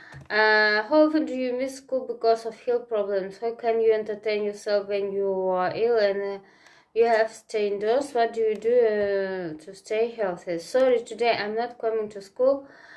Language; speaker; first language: English; non-native, learner; Russian